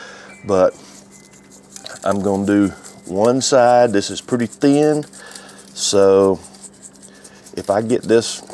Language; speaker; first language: English; native; English